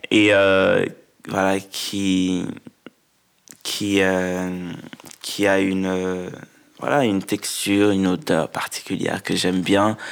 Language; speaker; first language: French; non-native, local second language; Haitian Creole